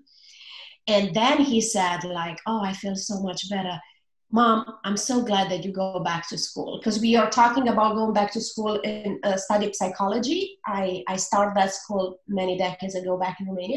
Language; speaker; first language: English; non-native, fluent; Romanian